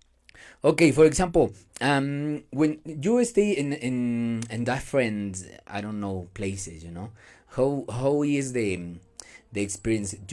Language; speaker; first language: English; non-native, learner; Spanish